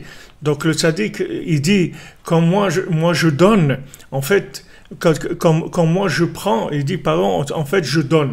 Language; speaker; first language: French; native; French